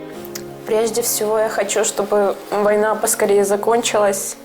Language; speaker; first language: Russian; non-native, local second language; Ukrainian